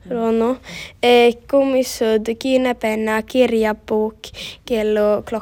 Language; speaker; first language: Finnish; non-native, learner; Swedish